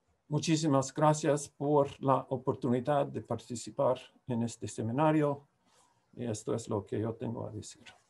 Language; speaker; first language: Spanish; non-native, fluent; English